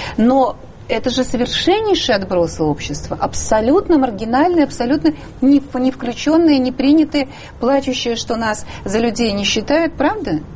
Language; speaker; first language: Russian; native; Russian